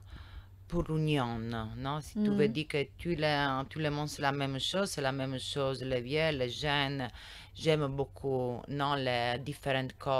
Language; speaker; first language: French; non-native, learner; Italian